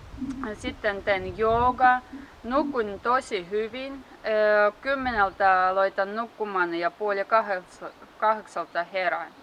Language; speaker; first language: Finnish; non-native, learner; Russian